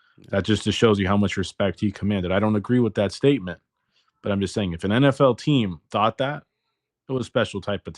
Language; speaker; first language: English; native; English